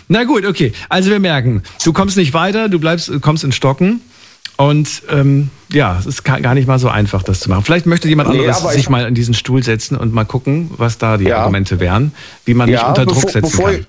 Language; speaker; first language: German; native; German